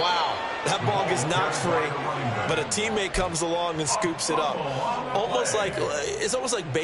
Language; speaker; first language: English; native; English